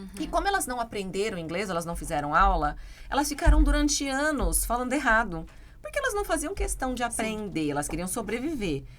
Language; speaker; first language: Portuguese; native; Portuguese